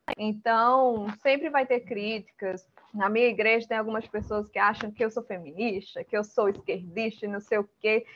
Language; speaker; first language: Portuguese; early bilingual, other home language; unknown